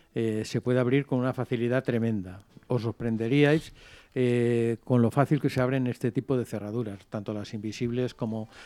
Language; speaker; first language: Spanish; non-native, local second language; Catalan